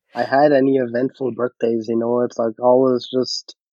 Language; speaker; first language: English; early bilingual, other home language; Hindi